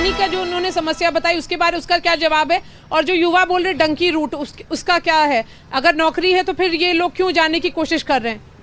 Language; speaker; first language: Hindi; native; Hindi